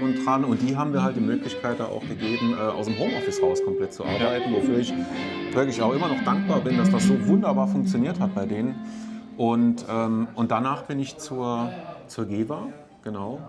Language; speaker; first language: German; native; German